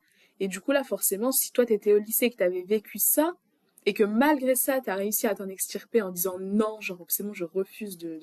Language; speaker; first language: French; native; French